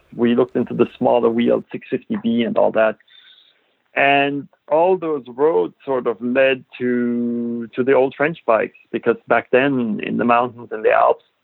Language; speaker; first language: English; non-native, fluent; German